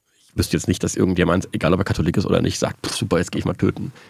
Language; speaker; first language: German; native; German